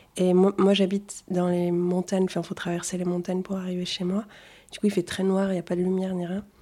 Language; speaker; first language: French; early bilingual, other home language; Arabic